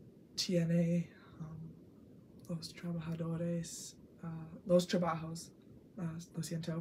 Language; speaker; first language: Spanish; non-native, learner; English